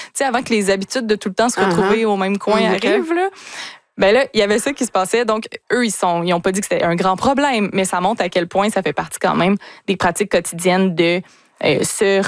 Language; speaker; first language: French; native; French